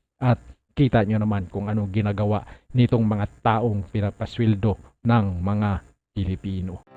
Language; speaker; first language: Filipino; non-native, local second language; Cebuano